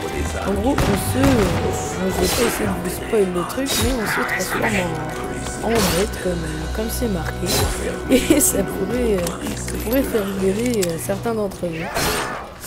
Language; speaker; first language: French; native; French